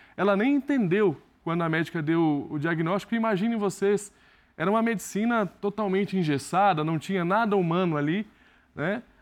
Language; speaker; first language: Portuguese; native; Portuguese